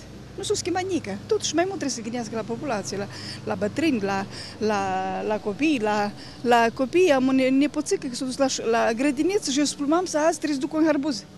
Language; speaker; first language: Romanian; native; Romanian